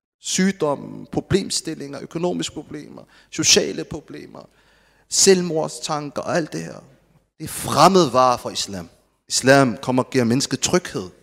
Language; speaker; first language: Danish; non-native, fluent; Arabic